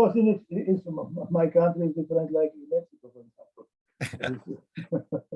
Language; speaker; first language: English; non-native, learner; Czech